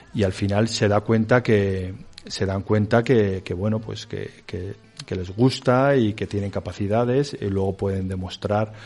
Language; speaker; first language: Spanish; native; Spanish